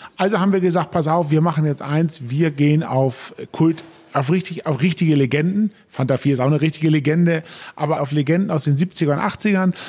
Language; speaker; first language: German; native; German